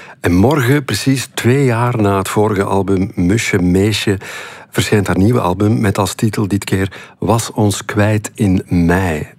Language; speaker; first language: Dutch; native; Dutch